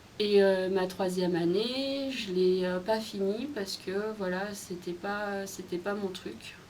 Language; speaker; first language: French; early bilingual, other home language; Khmer